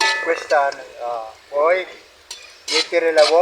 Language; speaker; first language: Italian; non-native, learner; Filipino